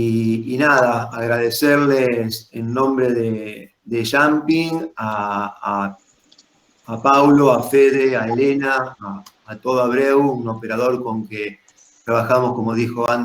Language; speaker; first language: Spanish; native; Spanish